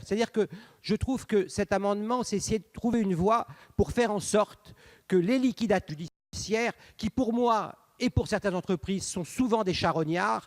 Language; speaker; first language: French; native; French